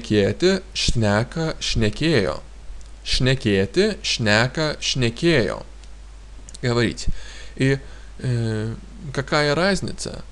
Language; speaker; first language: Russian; non-native, fluent; Lithuanian